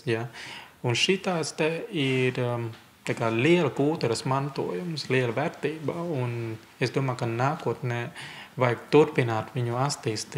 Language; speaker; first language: Latvian; non-native, fluent; Vietnamese